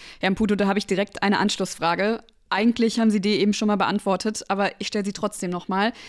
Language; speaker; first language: German; native; German